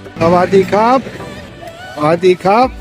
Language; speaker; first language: Thai; native; Thai